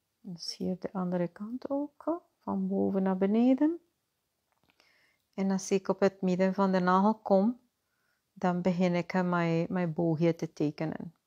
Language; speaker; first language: Dutch; non-native, fluent; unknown